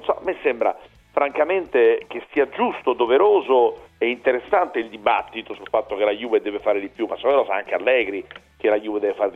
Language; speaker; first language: Italian; native; Italian